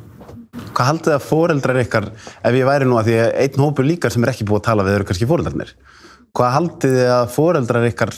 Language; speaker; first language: Icelandic; native; Icelandic